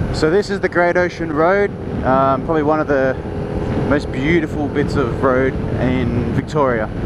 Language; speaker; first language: English; native; English